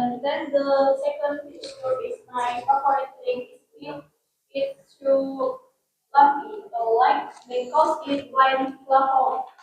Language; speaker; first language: English; non-native, learner; Indonesian